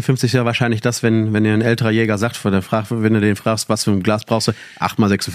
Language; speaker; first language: German; native; German